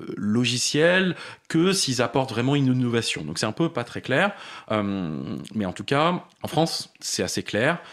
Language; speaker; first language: French; native; French